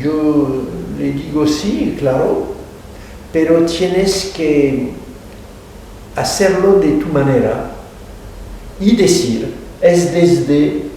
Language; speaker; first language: Spanish; non-native, fluent; French